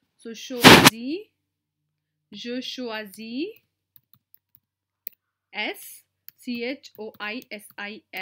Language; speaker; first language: French; non-native, fluent; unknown